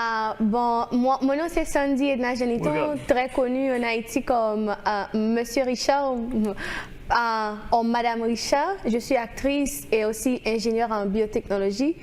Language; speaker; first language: French; non-native, local second language; Haitian Creole